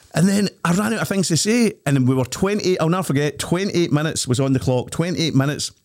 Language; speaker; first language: English; native; English